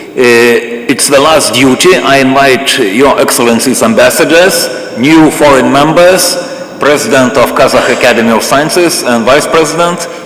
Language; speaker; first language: English; non-native, fluent; Lithuanian